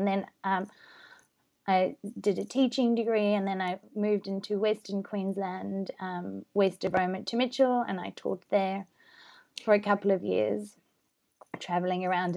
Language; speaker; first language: English; native; English